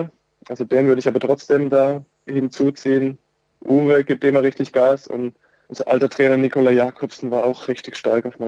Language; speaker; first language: German; native; German